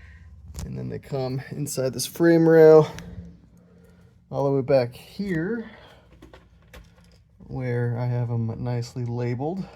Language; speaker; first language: English; native; English